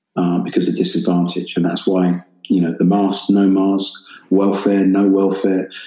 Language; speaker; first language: English; native; English